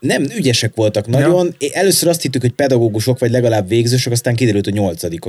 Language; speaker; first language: Hungarian; native; Hungarian